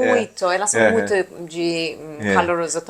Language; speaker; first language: Portuguese; non-native, learner; Persian